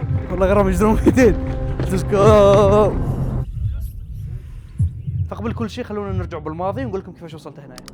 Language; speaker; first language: Arabic; native; Arabic